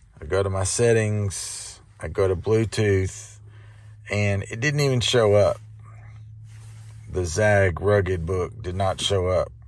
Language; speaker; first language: English; native; English